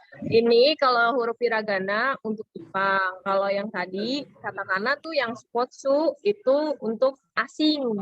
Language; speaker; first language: Indonesian; native; Indonesian